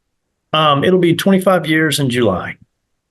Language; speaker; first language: English; native; English